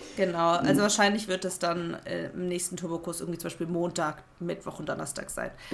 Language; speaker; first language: German; native; German